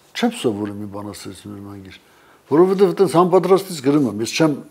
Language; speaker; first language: Armenian; native; Armenian